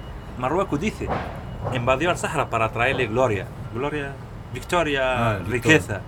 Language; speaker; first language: Spanish; non-native, local second language; Arabic